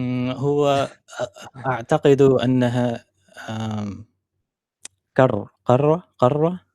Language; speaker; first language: Arabic; non-native, learner; English